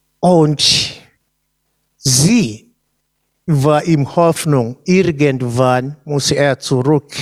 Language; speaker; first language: German; non-native, fluent; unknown